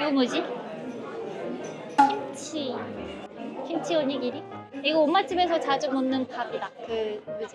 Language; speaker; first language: Korean; early bilingual, heritage; Japanese